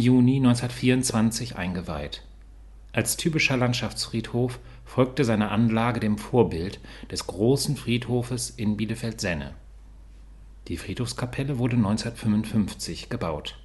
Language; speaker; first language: German; native; German